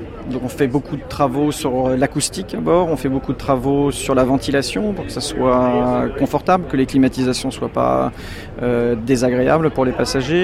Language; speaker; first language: French; native; French